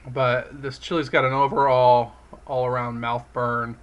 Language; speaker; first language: English; native; English